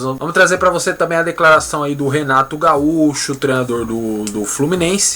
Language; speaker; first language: Portuguese; native; Portuguese